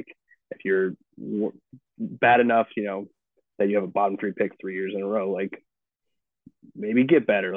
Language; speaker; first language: English; native; English